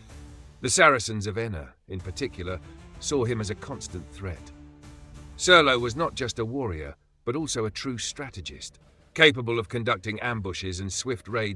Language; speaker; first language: English; non-native, fluent; Italian